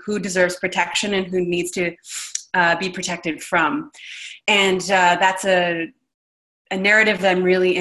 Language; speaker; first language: English; native; English